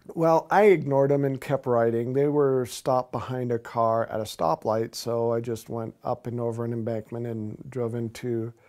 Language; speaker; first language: English; native; English